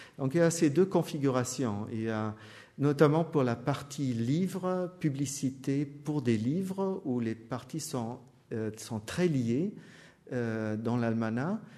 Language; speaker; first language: French; non-native, fluent; German